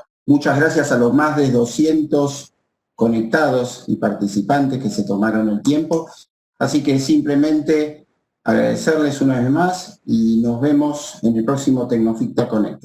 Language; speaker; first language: Spanish; native; Spanish